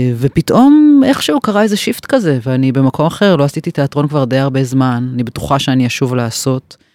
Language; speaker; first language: Hebrew; native; Hebrew